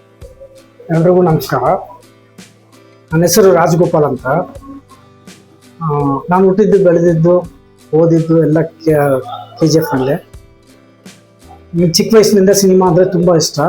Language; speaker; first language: Kannada; non-native, local second language; Tamil